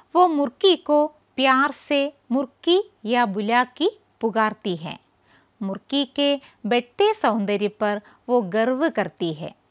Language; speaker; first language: Hindi; non-native, local second language; Malayalam